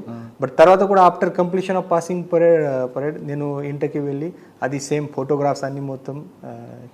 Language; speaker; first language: Telugu; non-native, fluent; Marathi